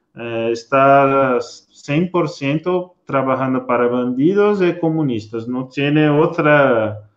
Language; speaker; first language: Spanish; non-native, learner; Portuguese